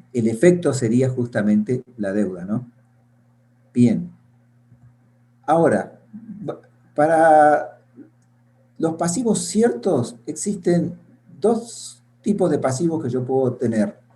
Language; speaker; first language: Spanish; native; Spanish